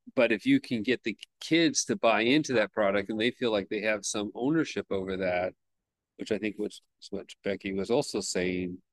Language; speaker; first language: English; native; English